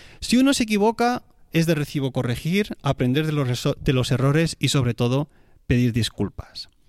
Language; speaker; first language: Spanish; native; Spanish